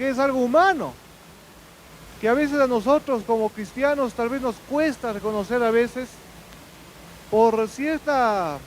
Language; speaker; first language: Spanish; native; Spanish